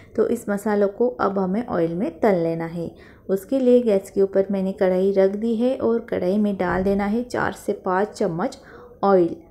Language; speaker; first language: Hindi; non-native, local second language; Marathi